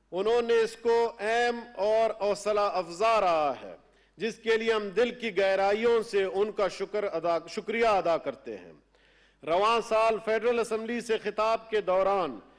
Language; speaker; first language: Urdu; non-native, local second language; Baluchi